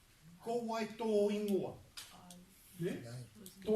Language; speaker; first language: Māori; non-native, local second language; English